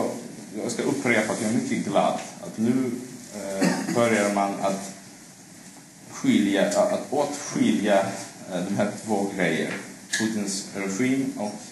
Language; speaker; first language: Swedish; non-native, fluent; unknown